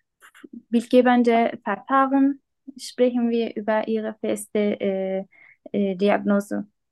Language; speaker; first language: German; non-native, learner; Turkish